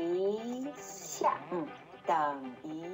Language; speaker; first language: Chinese; non-native, fluent; Japanese